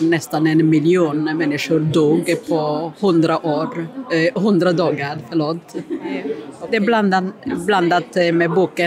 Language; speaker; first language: Swedish; non-native, fluent; Kinyarwanda